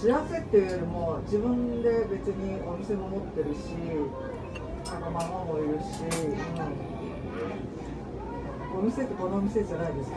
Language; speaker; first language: Japanese; native; Japanese